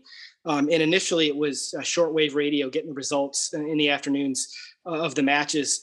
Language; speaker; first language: English; native; English